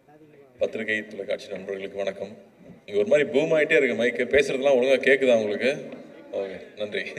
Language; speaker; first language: Tamil; native; Tamil